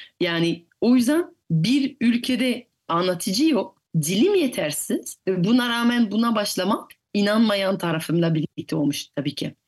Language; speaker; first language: Turkish; non-native, fluent; French